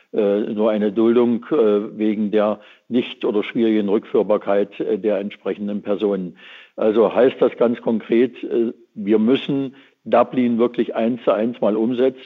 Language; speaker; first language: German; native; German